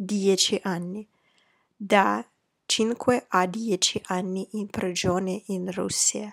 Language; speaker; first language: Italian; non-native, fluent; Russian